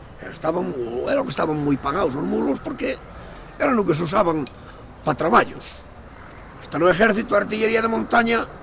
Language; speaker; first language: Galician; native; Galician